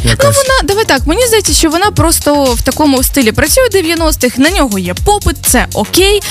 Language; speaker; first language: Ukrainian; native; Ukrainian